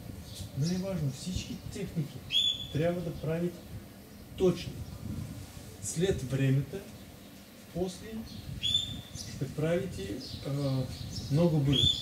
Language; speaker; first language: Bulgarian; non-native, learner; Russian